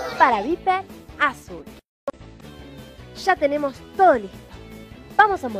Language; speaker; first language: Spanish; native; Spanish